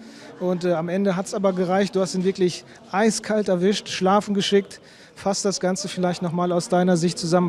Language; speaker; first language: German; native; German